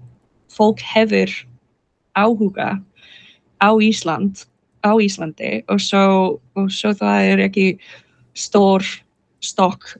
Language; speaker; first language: Icelandic; non-native, learner; English